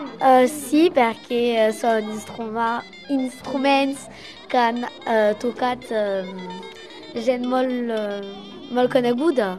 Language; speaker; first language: Catalan; non-native, learner; French